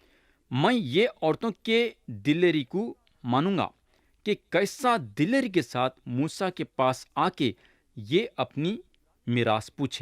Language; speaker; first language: Urdu; native; Urdu